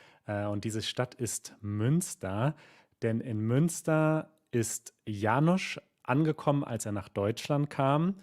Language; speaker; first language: German; native; German